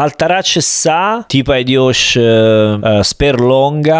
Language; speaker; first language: Russian; non-native, learner; Italian